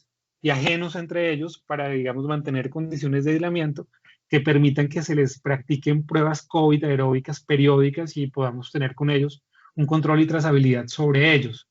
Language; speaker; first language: Spanish; native; Spanish